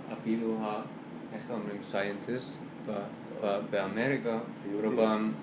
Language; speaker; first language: Hebrew; non-native, learner; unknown